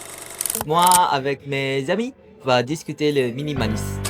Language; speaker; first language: French; non-native, learner; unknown